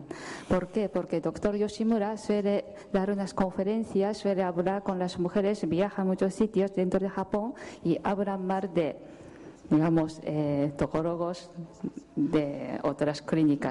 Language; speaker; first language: Spanish; non-native, fluent; Japanese